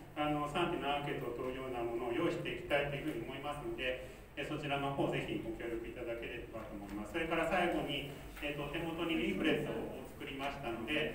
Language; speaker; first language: Japanese; native; Japanese